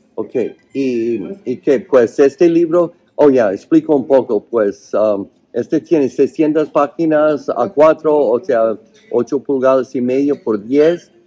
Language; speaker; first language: Spanish; non-native, fluent; English